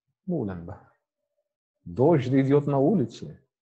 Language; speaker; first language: Filipino; native; Filipino